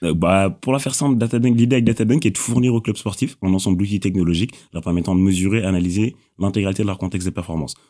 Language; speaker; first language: French; non-native, local second language; Wolof